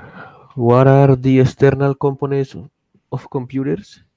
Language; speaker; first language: English; non-native, learner; Spanish